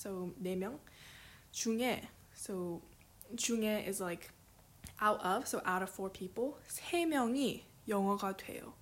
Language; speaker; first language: Korean; early bilingual, heritage; English